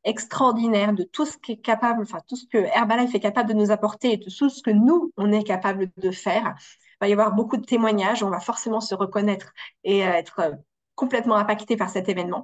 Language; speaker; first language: French; native; French